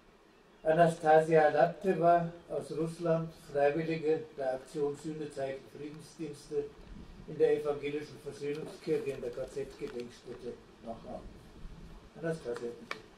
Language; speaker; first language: German; native; German